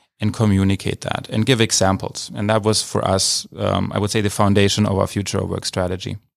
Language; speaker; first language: English; non-native, fluent; German